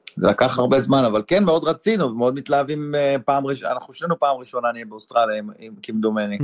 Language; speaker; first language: Hebrew; native; Hebrew